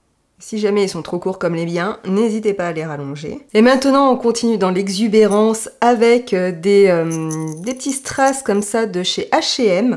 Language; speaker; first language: French; native; French